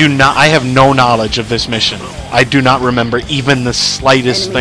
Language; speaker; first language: English; native; English